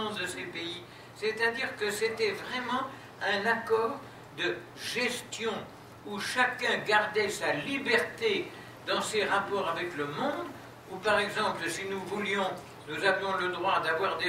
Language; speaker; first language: French; native; French